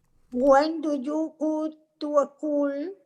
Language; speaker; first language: English; non-native, learner; Spanish